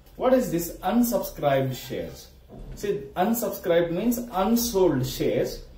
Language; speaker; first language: English; non-native, local second language; Kannada